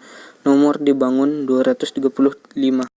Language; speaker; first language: Indonesian; native; Indonesian